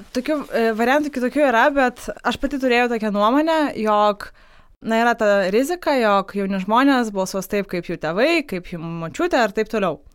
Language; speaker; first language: Lithuanian; non-native, local second language; Polish